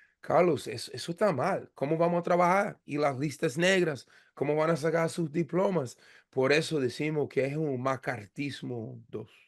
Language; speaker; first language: Spanish; non-native, fluent; English